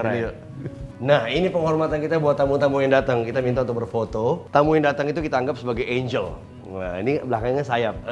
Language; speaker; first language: Indonesian; native; Indonesian